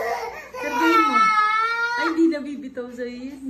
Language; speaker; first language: Filipino; native; Filipino